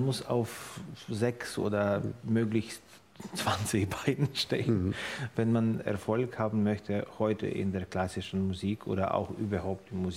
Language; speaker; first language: German; non-native, fluent; Ukrainian